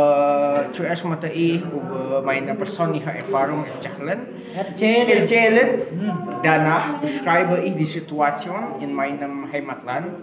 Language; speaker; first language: German; non-native, learner; Indonesian